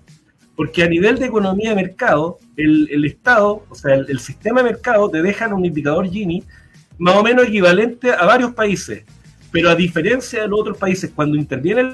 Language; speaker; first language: Spanish; native; Spanish